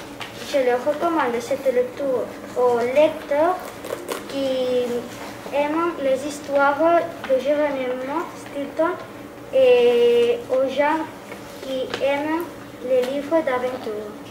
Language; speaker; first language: French; non-native, learner; Catalan